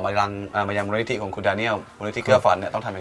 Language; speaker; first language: Thai; native; Thai